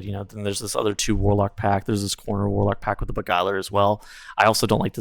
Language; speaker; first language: English; native; English